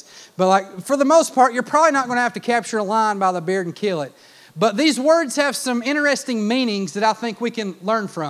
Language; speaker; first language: English; native; English